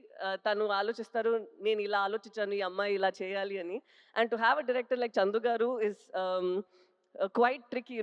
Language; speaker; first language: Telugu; non-native, fluent; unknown